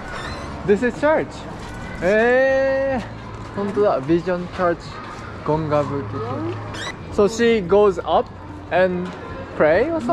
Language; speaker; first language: English; non-native, learner; Japanese